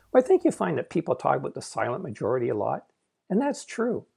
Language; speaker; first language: English; native; English